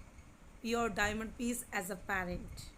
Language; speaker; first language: English; non-native, local second language; Hindi